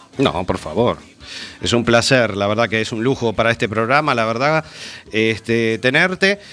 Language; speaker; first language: Spanish; native; Spanish